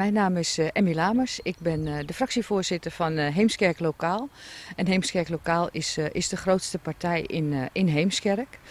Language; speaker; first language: Dutch; native; Dutch